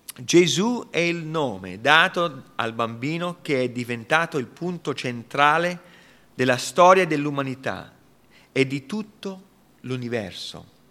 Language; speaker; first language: Italian; non-native, fluent; English